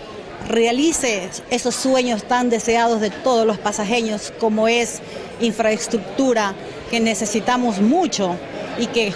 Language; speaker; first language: Spanish; native; Spanish